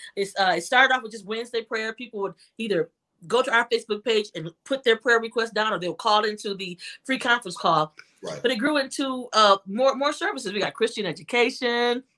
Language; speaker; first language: English; native; English